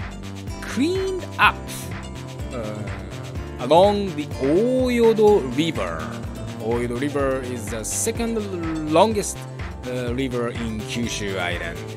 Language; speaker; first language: English; non-native, learner; Japanese